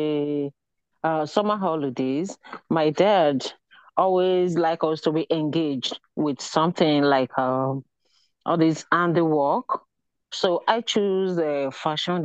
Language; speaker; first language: English; non-native, local second language; Yoruba